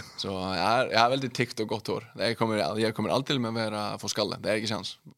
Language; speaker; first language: Norwegian; non-native, fluent; Icelandic